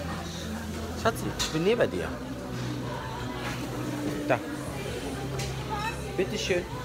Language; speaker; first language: German; early bilingual, other home language; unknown